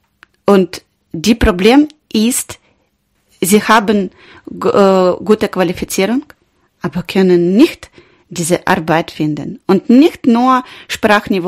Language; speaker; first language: German; non-native, learner; Ukrainian